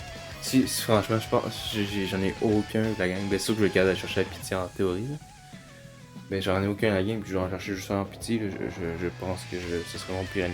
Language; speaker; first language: French; native; French